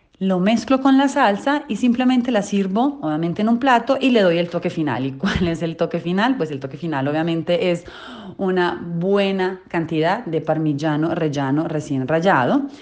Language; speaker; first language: Spanish; non-native, fluent; Italian